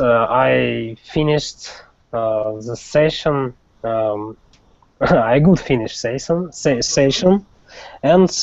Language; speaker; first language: English; non-native, learner; Russian